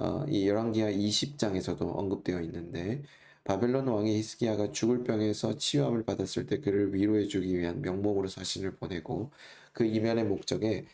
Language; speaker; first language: Korean; native; Korean